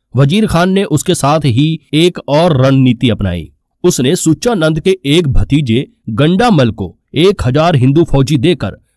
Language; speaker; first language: Hindi; non-native, local second language; Punjabi